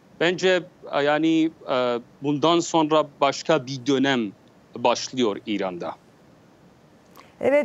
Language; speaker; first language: Turkish; non-native, learner; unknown